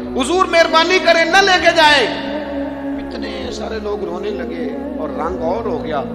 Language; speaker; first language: Urdu; non-native, local second language; Punjabi